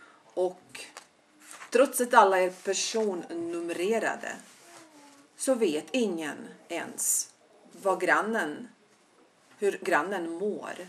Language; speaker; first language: Swedish; non-native, fluent; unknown